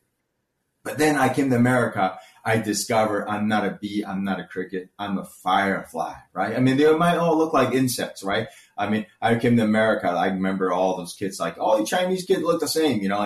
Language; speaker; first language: English; early bilingual, other home language; Chinese